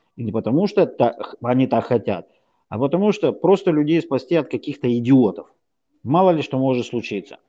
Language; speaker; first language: Russian; native; Russian